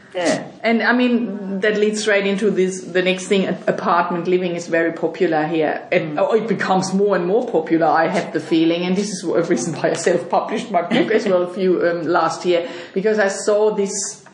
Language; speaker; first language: English; non-native, fluent; German